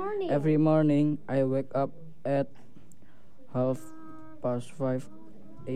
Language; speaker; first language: English; non-native, learner; Indonesian